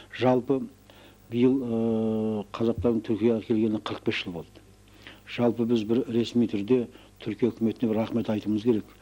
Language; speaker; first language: Kazakh; early bilingual, heritage; Kazakh